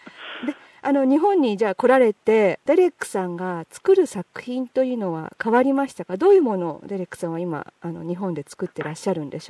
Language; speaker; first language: Japanese; native; Japanese